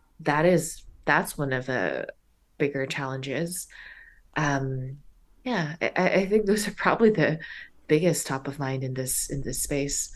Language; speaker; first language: English; early bilingual, other home language; Chinese